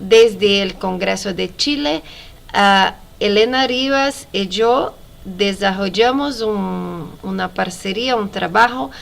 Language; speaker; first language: Spanish; non-native, fluent; Portuguese